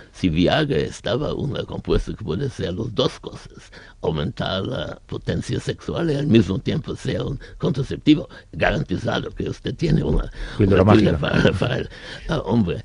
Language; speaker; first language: Spanish; non-native, learner; German